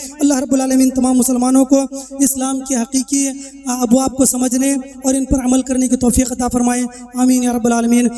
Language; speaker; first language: Urdu; native; Urdu